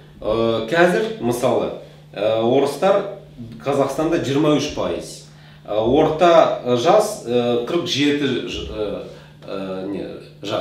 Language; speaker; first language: Kazakh; non-native, local second language; Russian